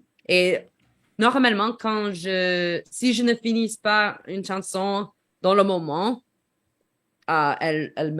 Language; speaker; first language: French; non-native, learner; English